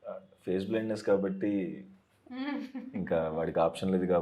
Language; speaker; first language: Telugu; native; Telugu